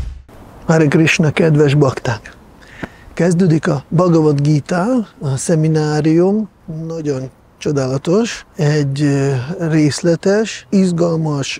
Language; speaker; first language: Hungarian; non-native, fluent; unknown